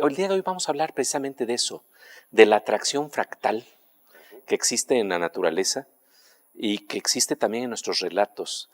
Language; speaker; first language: Spanish; native; Spanish